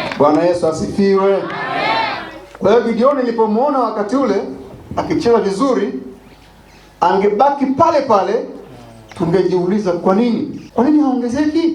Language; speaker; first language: Swahili; non-native, local second language; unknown